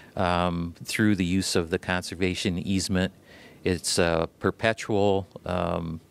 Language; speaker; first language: English; native; English